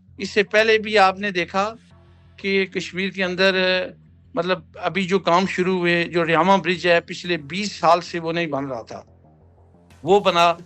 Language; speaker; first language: Urdu; non-native, local second language; Punjabi